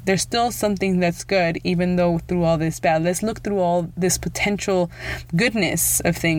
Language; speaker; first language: English; early bilingual, other home language; Spanish